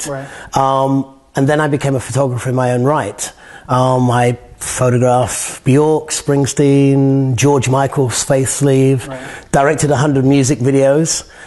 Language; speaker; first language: English; native; English